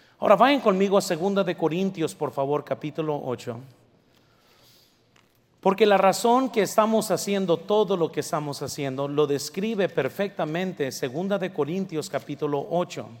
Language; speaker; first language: Spanish; early bilingual, heritage; Spanish